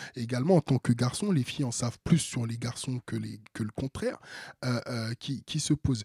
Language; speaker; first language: French; early bilingual, other home language; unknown